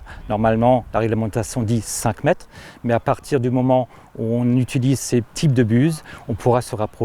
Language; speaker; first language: French; native; French